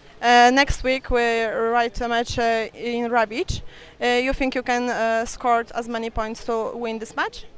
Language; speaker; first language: English; non-native, learner; Polish